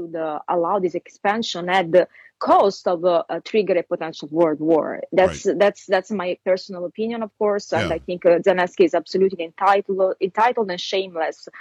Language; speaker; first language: English; non-native, fluent; Italian